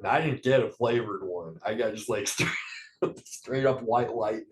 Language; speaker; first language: English; native; English